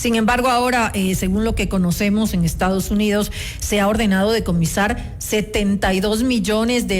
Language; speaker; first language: Spanish; native; Spanish